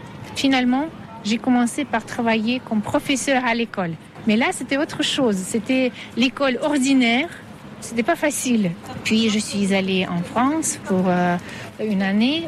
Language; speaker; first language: French; non-native, fluent; Russian